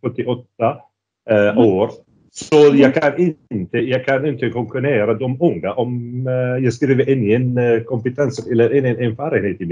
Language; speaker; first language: Swedish; non-native, fluent; Arabic